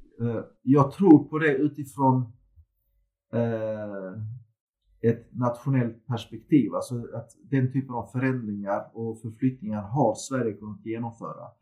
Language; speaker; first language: Swedish; early bilingual, other home language; Turkish